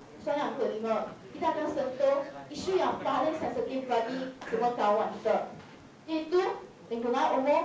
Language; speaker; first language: Malay; non-native, local second language; Chinese